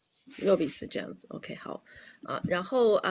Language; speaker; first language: Chinese; native; Chinese